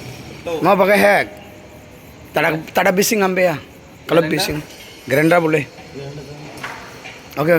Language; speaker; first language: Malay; non-native, learner; Bangla